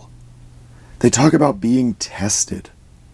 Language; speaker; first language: English; native; English